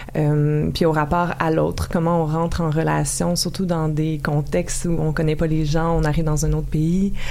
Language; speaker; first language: French; native; French